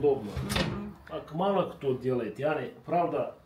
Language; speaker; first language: Russian; non-native, learner; Turkish